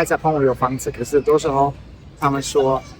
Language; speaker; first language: Chinese; non-native, learner; German